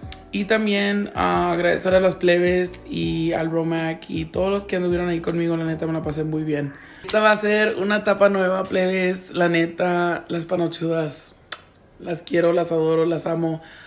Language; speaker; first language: Spanish; early bilingual, heritage; Spanish